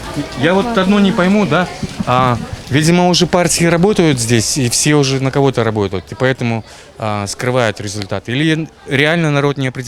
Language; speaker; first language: Russian; native; Russian